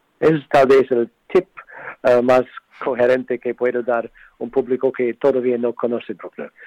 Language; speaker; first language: Spanish; non-native, fluent; English